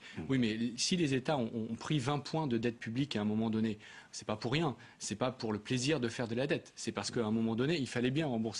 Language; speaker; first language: French; native; French